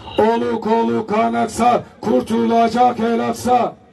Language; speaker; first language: Turkish; native; Turkish